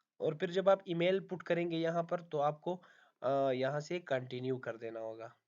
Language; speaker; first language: Hindi; non-native, local second language; Punjabi